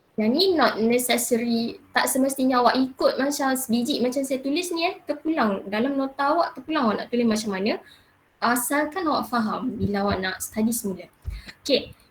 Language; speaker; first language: Malay; native; Malay